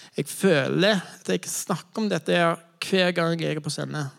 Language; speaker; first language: Norwegian; non-native, fluent; English